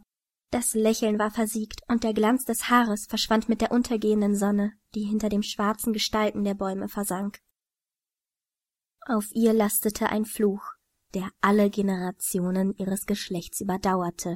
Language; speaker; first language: German; native; German